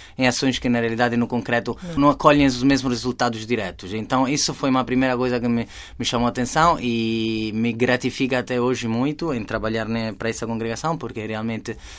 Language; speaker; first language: Portuguese; non-native, fluent; Italian